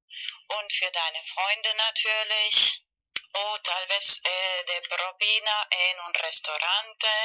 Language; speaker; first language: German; non-native, fluent; Spanish